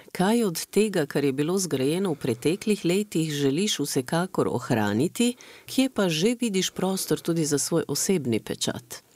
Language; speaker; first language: Slovenian; native; Slovenian